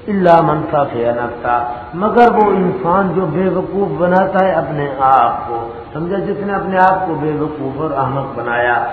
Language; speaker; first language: Urdu; non-native, local second language; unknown